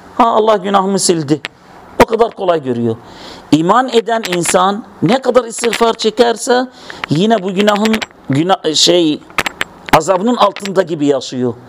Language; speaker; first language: Turkish; non-native, fluent; Arabic